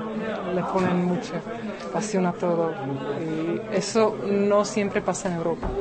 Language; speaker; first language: Spanish; non-native, fluent; Czech